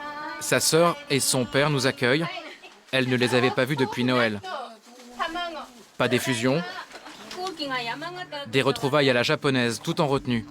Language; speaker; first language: French; native; French